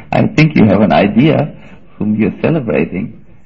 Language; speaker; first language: English; non-native, fluent; German